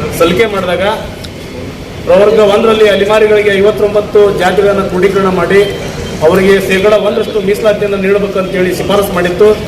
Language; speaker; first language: Kannada; native; Kannada